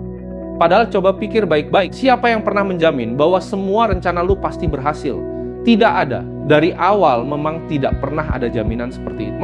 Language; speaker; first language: Indonesian; native; Indonesian